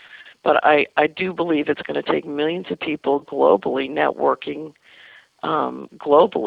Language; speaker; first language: English; native; English